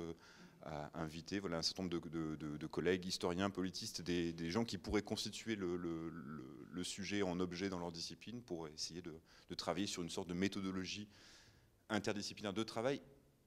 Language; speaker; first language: French; native; French